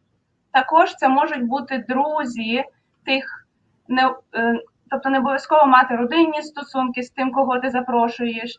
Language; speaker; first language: Ukrainian; native; Ukrainian